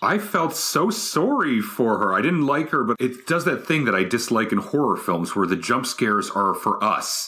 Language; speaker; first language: English; native; English